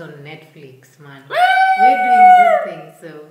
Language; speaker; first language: English; non-native, local second language; Swahili